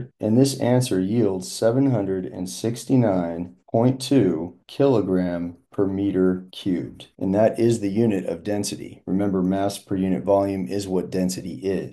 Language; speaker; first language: English; native; English